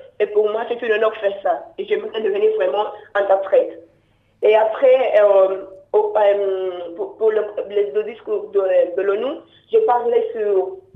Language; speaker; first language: French; non-native, fluent; Yoruba